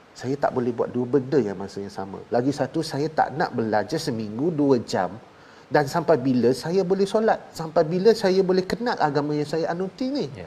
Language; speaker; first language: Malay; non-native, local second language; Chinese